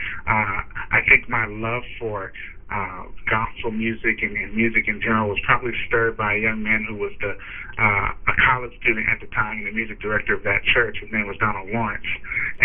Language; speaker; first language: English; native; English